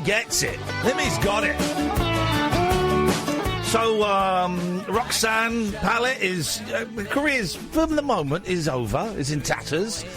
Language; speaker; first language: English; native; English